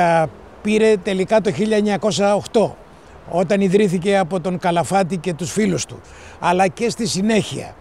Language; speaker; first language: Greek; native; Greek